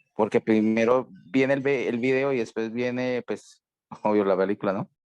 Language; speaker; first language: Spanish; native; Spanish